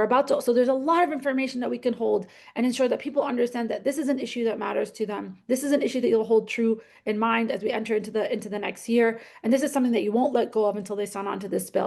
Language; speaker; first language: English; native; English